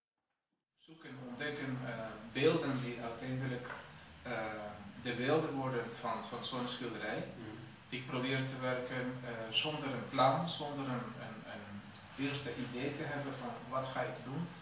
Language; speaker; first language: Dutch; non-native, fluent; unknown